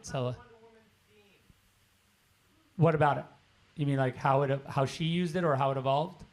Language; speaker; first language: English; native; English